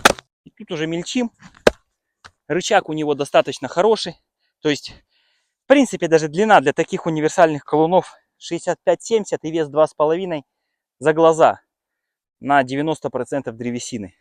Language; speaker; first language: Russian; native; Russian